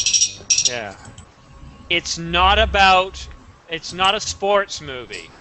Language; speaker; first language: English; native; English